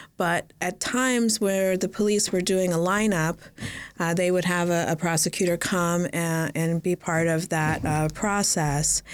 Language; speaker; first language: English; native; English